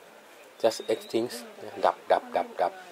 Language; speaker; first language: English; non-native, learner; Thai